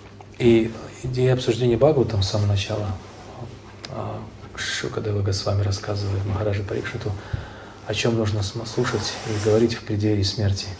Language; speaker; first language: Russian; native; Russian